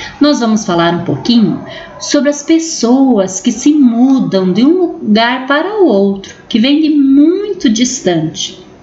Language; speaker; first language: Portuguese; native; Portuguese